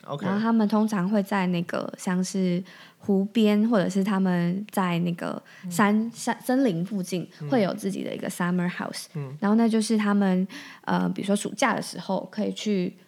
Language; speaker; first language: Chinese; native; Chinese